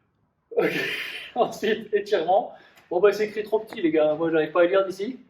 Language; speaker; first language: French; native; French